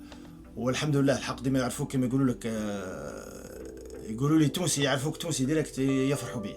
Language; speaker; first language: Arabic; native; Arabic